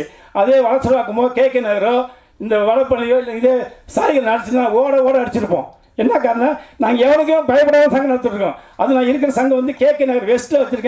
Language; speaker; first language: Tamil; native; Tamil